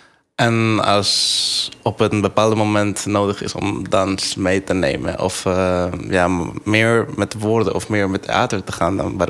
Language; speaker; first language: Dutch; non-native, fluent; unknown